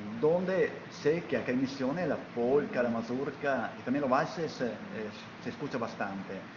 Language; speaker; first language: Spanish; non-native, fluent; Italian